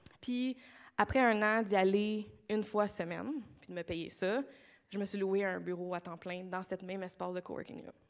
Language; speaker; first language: French; native; French